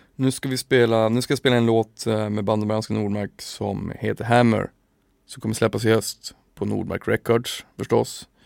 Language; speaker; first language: Swedish; native; Swedish